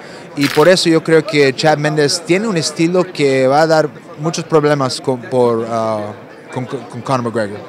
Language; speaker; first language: Spanish; non-native, fluent; English